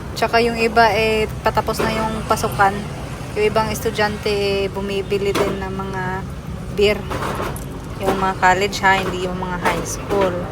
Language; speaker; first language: Filipino; non-native, local second language; Cebuano